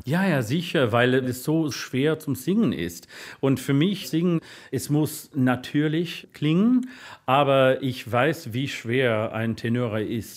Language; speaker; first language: German; non-native, fluent; English